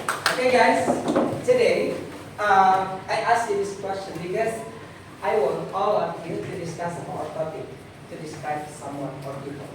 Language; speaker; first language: English; non-native, fluent; Indonesian